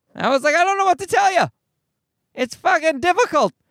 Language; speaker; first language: English; native; English